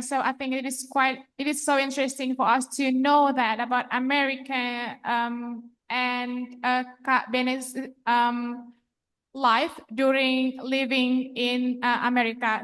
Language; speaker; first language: English; non-native, fluent; Indonesian